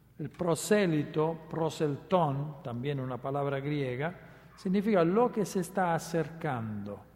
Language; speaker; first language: Spanish; non-native, fluent; Italian